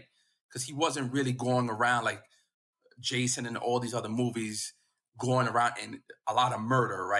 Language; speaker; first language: English; native; English